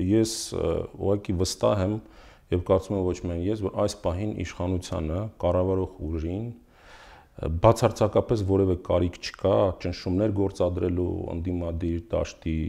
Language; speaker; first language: Armenian; native; Armenian